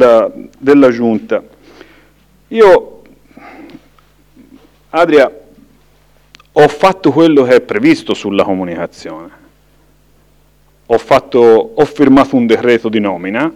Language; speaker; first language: Italian; native; Italian